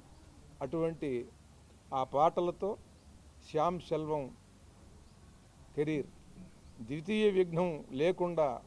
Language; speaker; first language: Telugu; native; Telugu